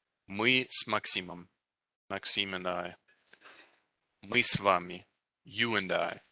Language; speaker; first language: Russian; non-native, fluent; English